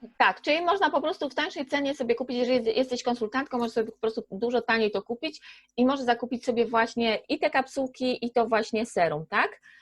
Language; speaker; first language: Polish; native; Polish